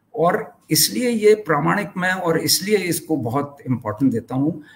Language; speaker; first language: Hindi; native; Hindi